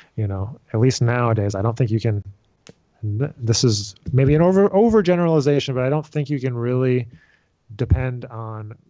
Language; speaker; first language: English; native; English